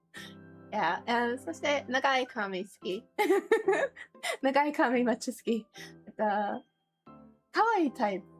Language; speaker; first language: Japanese; non-native, learner; English